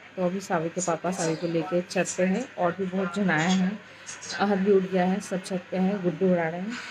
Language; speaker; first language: Hindi; non-native, local second language; Bangla